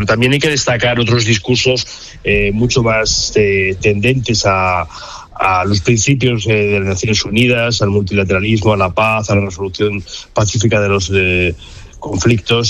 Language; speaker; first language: Spanish; native; Spanish